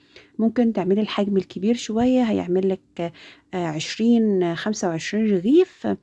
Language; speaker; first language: Arabic; native; Arabic